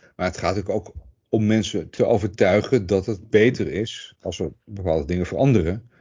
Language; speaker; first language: Dutch; native; Dutch